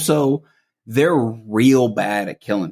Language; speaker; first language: English; native; English